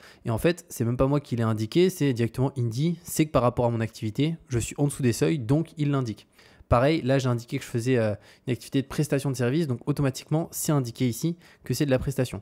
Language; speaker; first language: French; native; French